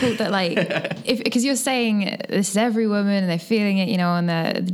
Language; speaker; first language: English; native; English